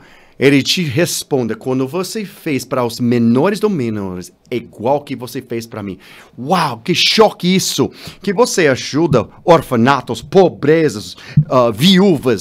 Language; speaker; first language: Portuguese; non-native, learner; English